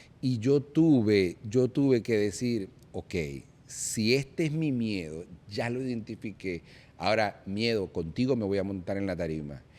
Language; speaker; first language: Spanish; native; Spanish